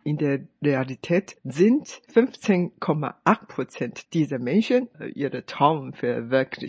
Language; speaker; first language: German; non-native, fluent; Chinese